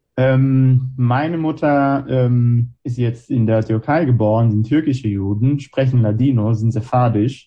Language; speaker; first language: German; non-native, fluent; Hebrew